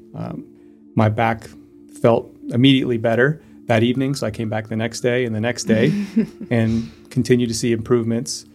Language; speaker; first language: English; native; English